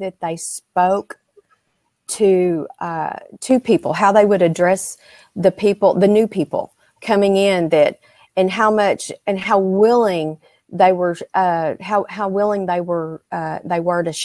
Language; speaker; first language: English; native; English